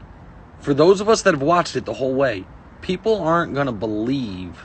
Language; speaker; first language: English; native; English